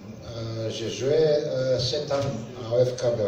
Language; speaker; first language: French; non-native, learner; Serbian